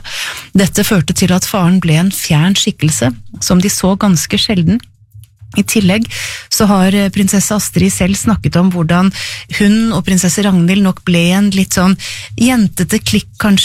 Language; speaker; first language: Norwegian; native; Norwegian